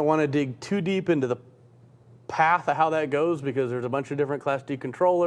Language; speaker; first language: English; native; English